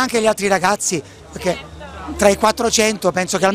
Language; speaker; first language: Italian; native; Italian